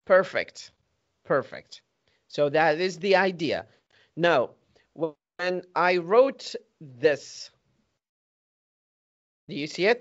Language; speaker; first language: English; non-native, fluent; Arabic